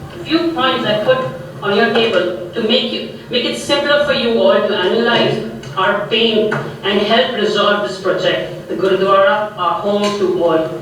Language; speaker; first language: English; non-native, local second language; Punjabi